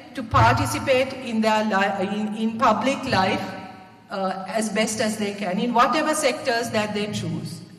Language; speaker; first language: English; non-native, local second language; Sinhala